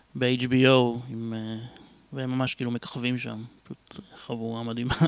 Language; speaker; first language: Hebrew; native; Hebrew